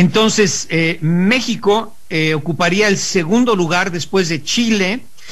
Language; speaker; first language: Spanish; native; Spanish